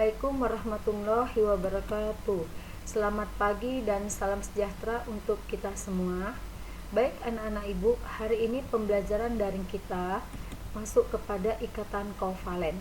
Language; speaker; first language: Indonesian; native; Indonesian